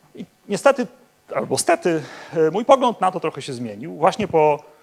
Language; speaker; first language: Polish; native; Polish